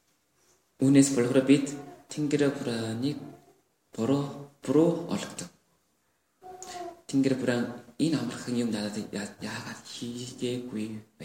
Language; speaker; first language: Mongolian; non-native, learner; Korean